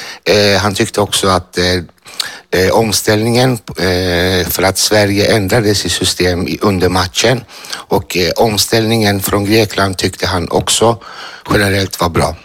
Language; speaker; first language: Swedish; non-native, fluent; Greek